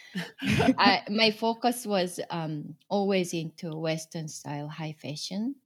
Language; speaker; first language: English; non-native, fluent; Korean